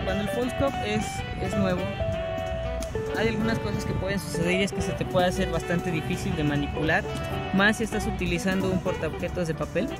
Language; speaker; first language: Spanish; native; Spanish